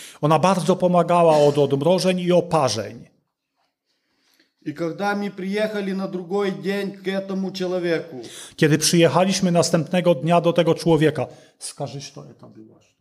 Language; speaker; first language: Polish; non-native, learner; Russian